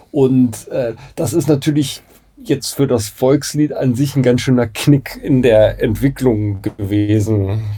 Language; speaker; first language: German; native; German